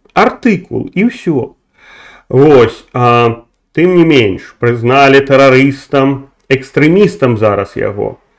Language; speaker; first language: Belarusian; non-native, local second language; Russian